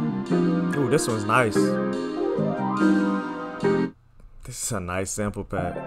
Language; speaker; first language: English; native; English